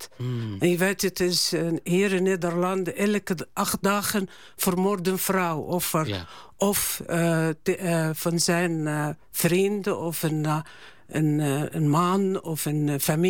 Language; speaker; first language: Dutch; non-native, learner; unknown